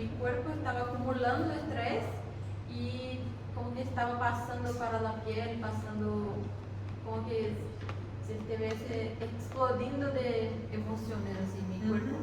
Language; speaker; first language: Spanish; non-native, learner; Portuguese